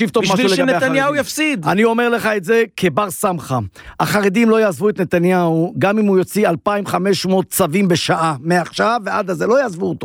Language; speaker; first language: Hebrew; native; Hebrew